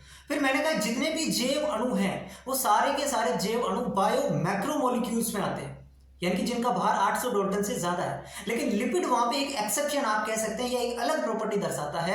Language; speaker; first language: Hindi; native; Hindi